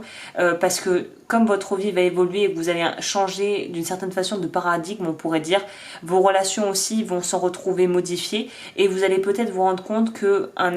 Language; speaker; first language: French; native; French